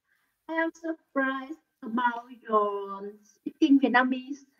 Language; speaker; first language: English; non-native, learner; Vietnamese